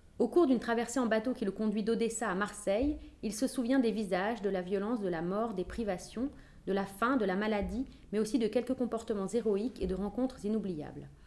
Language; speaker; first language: French; native; French